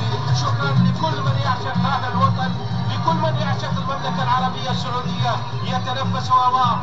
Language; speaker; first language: Arabic; native; Arabic